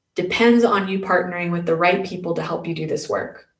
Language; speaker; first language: English; native; English